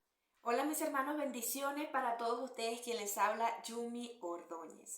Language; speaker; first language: Spanish; native; Spanish